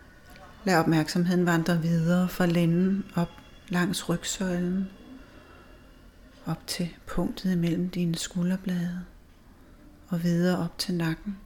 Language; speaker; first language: Danish; native; Danish